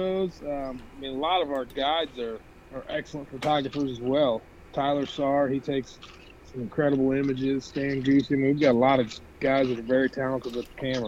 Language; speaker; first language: English; native; English